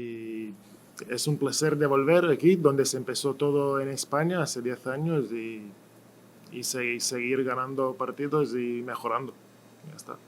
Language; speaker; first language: Spanish; non-native, learner; Lithuanian